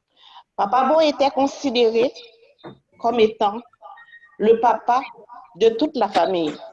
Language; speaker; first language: French; non-native, local second language; Haitian Creole